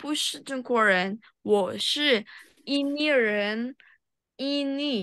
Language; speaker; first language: Chinese; non-native, fluent; Indonesian